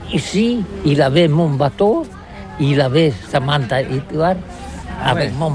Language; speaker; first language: French; non-native, learner; Catalan